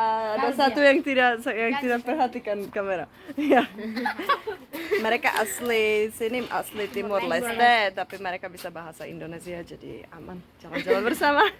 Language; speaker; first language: Indonesian; non-native, fluent; Czech